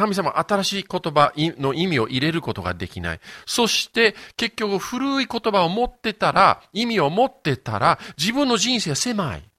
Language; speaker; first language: Japanese; non-native, fluent; English